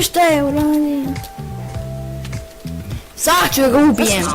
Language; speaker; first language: Bosnian; native; Bosnian